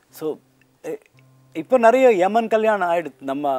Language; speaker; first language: Tamil; native; Tamil